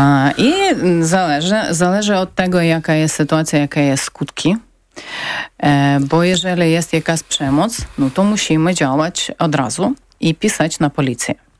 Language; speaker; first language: Polish; non-native, local second language; Ukrainian